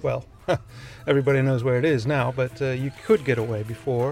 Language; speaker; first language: English; non-native, fluent; Catalan